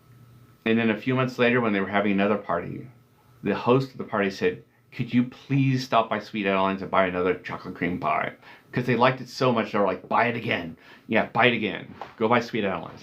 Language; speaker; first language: English; native; English